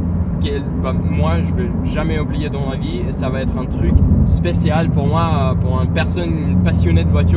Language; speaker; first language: French; non-native, fluent; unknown